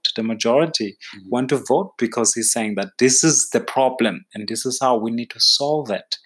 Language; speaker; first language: English; non-native, local second language; Xhosa